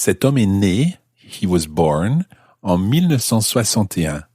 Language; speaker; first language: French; non-native, fluent; English